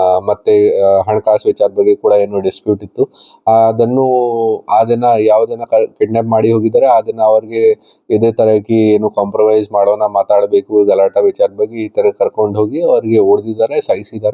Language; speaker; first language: Kannada; non-native, local second language; Hindi